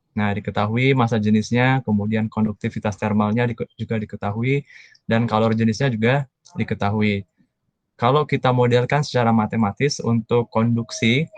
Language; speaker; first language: Indonesian; native; Indonesian